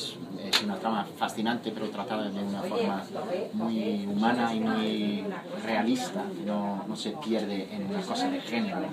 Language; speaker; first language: Spanish; non-native, fluent; English